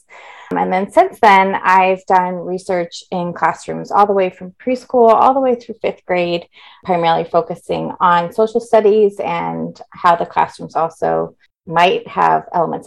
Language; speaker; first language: English; native; English